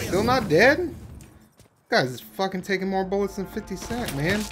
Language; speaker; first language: English; native; English